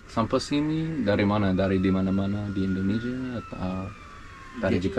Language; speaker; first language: Indonesian; non-native, learner; English